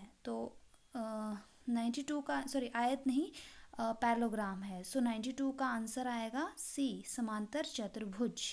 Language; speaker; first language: Hindi; native; Hindi